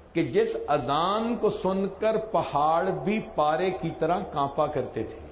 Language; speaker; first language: Urdu; non-native, local second language; Punjabi